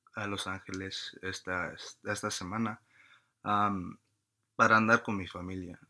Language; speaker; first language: Spanish; early bilingual, heritage; Spanish